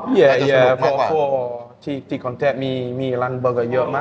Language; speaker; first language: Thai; non-native, learner; English